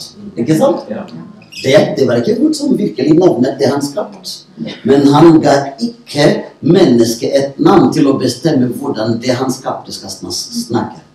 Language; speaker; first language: Norwegian; non-native, fluent; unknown